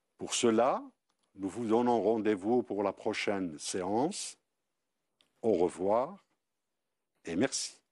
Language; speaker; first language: French; non-native, local second language; Arabic